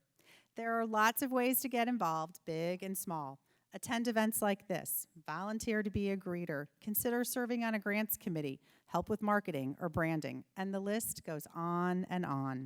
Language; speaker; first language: English; native; English